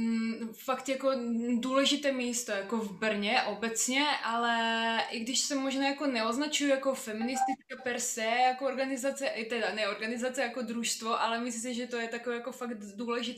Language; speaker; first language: Czech; non-native, fluent; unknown